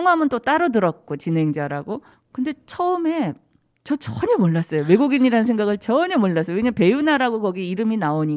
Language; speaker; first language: Korean; native; Korean